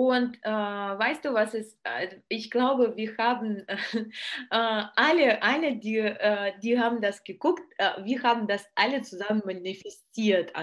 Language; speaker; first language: German; non-native, learner; Russian